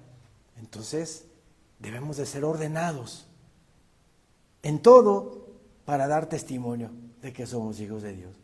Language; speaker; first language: Spanish; native; Spanish